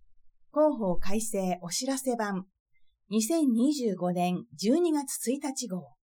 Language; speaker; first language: Japanese; native; Japanese